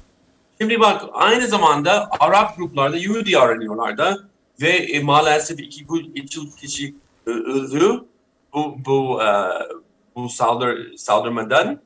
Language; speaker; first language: Turkish; non-native, fluent; English